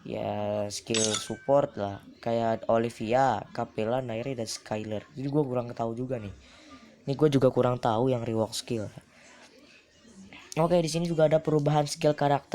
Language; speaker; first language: Indonesian; native; Indonesian